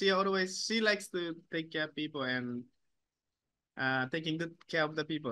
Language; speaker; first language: English; non-native, learner; Japanese